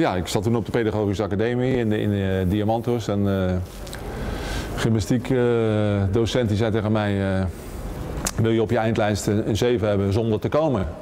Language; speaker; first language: Dutch; native; Dutch